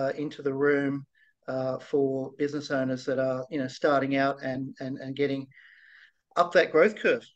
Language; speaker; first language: English; native; English